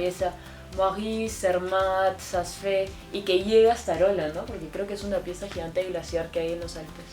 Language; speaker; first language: Spanish; native; Spanish